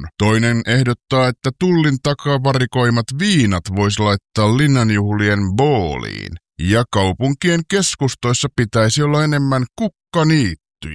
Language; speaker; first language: Finnish; native; Finnish